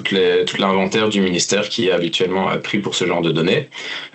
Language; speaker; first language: French; native; French